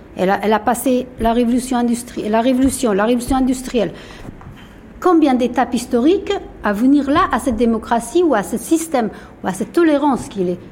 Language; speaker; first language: French; non-native, fluent; Persian